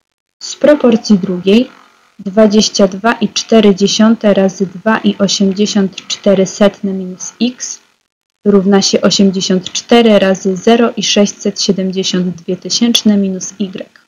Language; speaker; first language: Polish; native; Polish